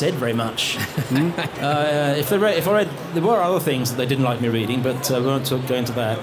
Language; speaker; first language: English; native; English